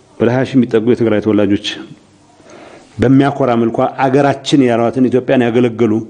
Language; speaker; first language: Amharic; non-native, local second language; Tigrinya